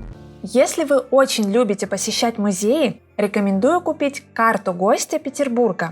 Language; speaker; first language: Russian; native; Russian